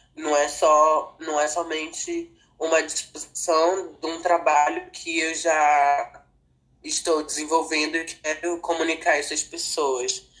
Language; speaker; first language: Portuguese; non-native, local second language; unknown